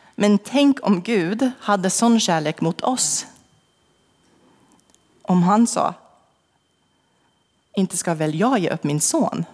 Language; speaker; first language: Swedish; non-native, fluent; English